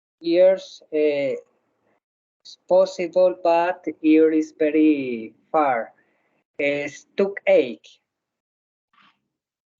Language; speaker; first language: English; non-native, learner; Spanish